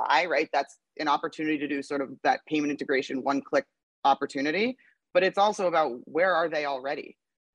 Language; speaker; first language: English; native; English